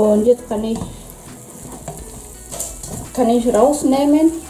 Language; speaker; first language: German; non-native, fluent; Swahili